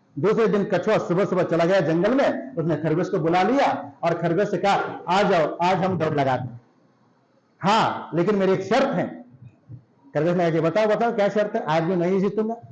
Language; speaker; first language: Hindi; non-native, local second language; Marathi